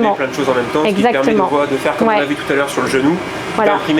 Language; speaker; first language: French; native; French